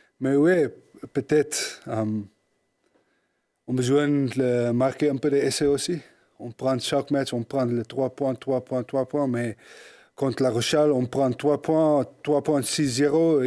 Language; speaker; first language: French; non-native, learner; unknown